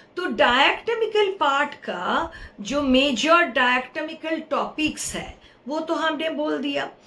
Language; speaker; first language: Hindi; non-native, local second language; Bangla